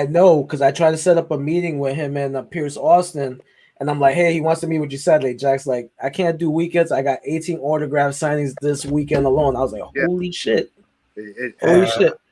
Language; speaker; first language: English; native; English